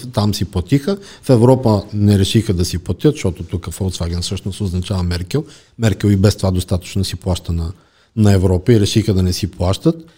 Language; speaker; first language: Bulgarian; native; Bulgarian